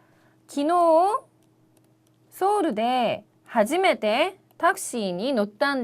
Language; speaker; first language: Japanese; non-native, fluent; Korean